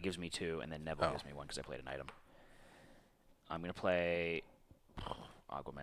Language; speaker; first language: English; native; English